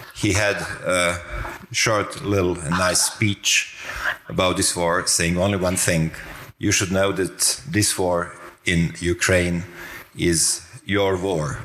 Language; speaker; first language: English; non-native, fluent; Croatian